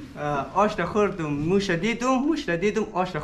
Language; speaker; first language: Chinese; non-native, learner; Persian